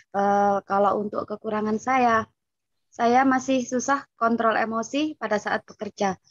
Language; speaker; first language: Indonesian; native; Indonesian